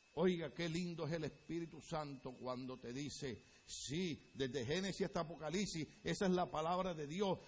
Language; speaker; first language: Spanish; native; Spanish